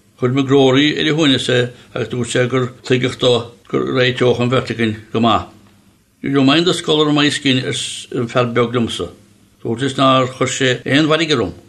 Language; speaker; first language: Irish; native; Irish